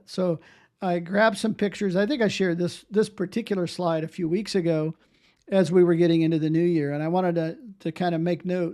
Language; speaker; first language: English; native; English